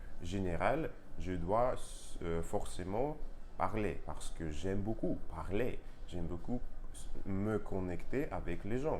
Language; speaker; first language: French; non-native, learner; Russian